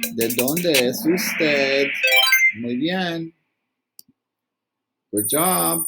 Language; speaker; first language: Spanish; non-native, learner; English